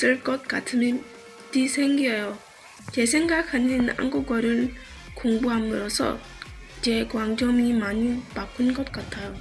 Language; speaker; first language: Korean; non-native, learner; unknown